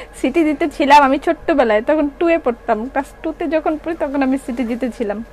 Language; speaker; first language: Bangla; native; Bangla